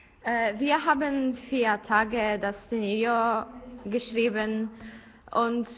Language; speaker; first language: German; non-native, learner; Polish